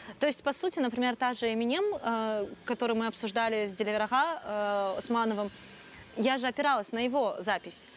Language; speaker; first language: Russian; non-native, local second language; Crimean Tatar